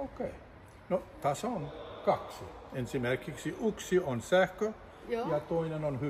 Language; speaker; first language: Finnish; non-native, learner; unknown